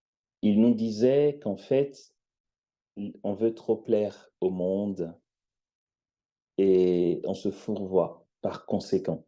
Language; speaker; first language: French; native; French